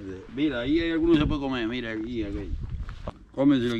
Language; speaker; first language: Spanish; native; Spanish